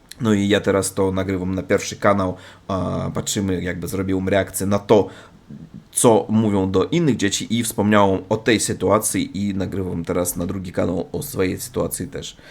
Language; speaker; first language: Polish; non-native, learner; Russian